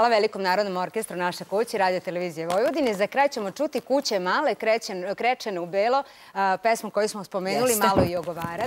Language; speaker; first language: Serbian; native; Serbian